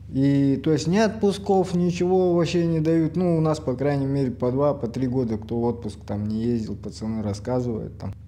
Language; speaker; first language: Russian; native; Russian